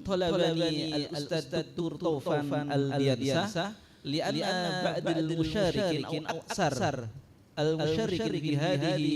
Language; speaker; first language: Arabic; non-native, fluent; Indonesian